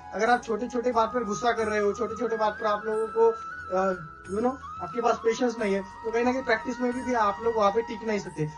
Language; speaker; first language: Hindi; non-native, local second language; Marathi